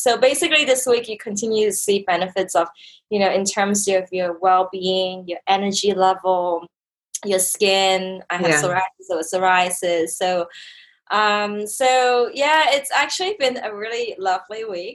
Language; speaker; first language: English; native; English